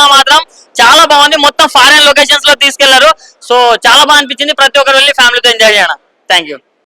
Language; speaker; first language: Telugu; native; Telugu